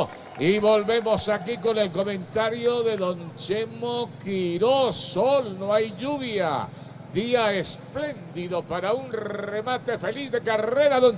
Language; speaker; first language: Spanish; native; Spanish